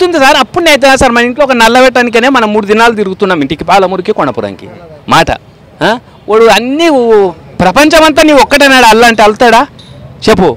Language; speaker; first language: Telugu; native; Telugu